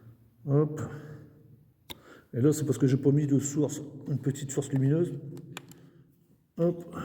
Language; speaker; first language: French; native; French